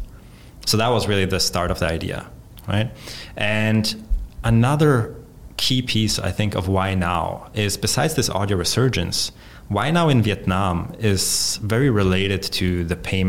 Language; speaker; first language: English; non-native, fluent; Polish